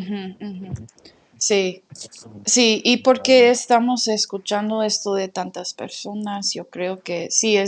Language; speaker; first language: Spanish; non-native, fluent; English